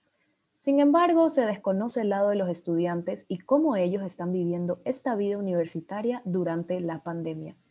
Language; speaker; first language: Spanish; native; Spanish